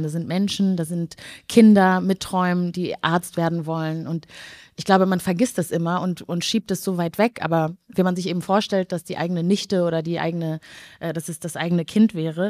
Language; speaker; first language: German; native; German